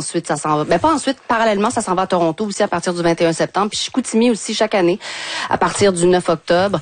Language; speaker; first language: French; native; French